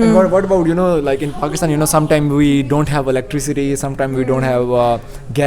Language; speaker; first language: English; non-native, local second language; Urdu